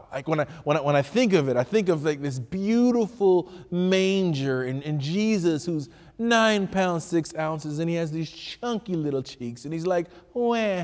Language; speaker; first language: English; native; English